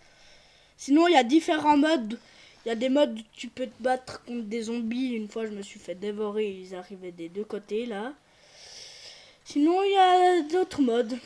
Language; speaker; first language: French; native; French